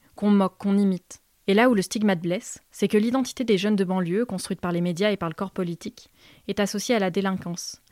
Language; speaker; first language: French; native; French